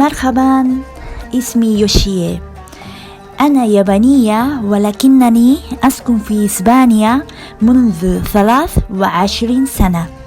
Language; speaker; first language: Arabic; non-native, learner; Japanese